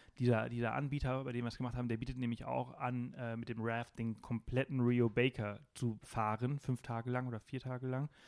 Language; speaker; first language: German; non-native, fluent; Spanish